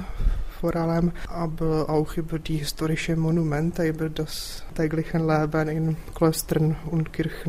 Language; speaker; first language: German; non-native, fluent; Czech